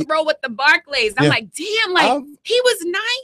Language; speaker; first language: English; native; English